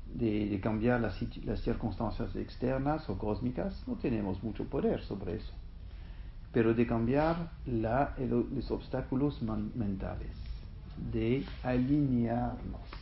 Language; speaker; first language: Spanish; non-native, fluent; French